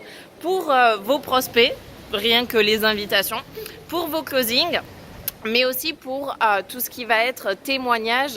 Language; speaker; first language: French; native; French